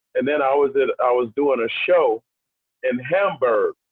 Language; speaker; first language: English; native; English